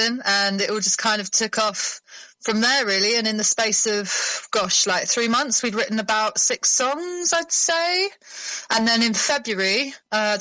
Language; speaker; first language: English; native; English